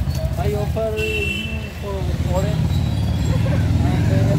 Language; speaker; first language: English; non-native, learner; Hindi